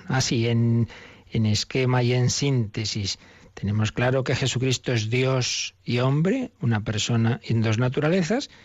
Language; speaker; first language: Spanish; native; Spanish